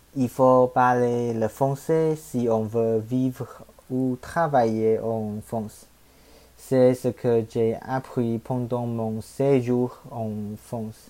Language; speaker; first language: French; non-native, learner; Chinese